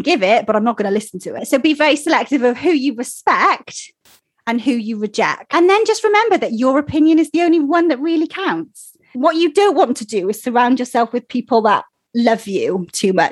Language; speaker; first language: English; native; English